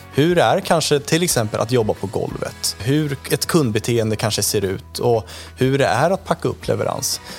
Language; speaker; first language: Swedish; non-native, fluent; Spanish